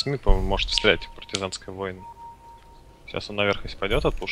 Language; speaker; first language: Russian; native; Russian